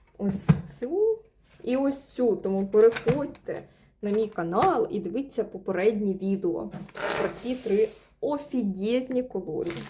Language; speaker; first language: Ukrainian; non-native, local second language; Russian